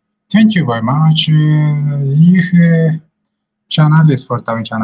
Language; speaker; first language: English; non-native, learner; Amharic